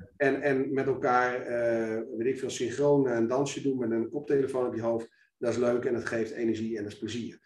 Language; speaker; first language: Dutch; native; Dutch